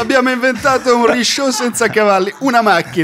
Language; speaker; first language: Italian; native; Italian